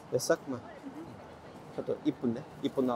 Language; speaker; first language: Turkish; native; Turkish